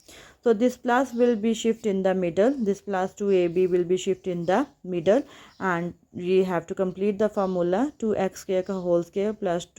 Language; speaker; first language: English; non-native, local second language; Urdu